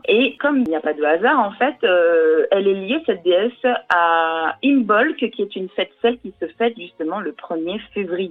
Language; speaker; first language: French; native; French